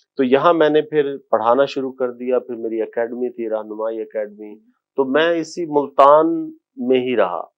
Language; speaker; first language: Urdu; non-native, local second language; Haryanvi